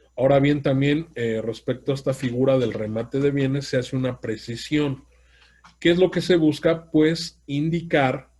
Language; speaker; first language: Spanish; native; Spanish